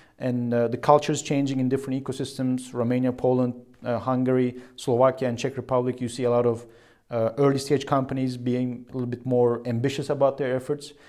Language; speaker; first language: English; non-native, fluent; Turkish